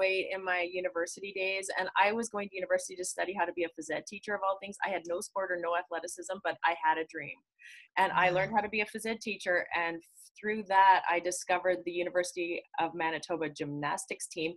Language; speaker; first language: English; native; English